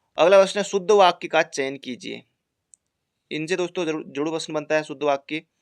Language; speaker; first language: Hindi; native; Hindi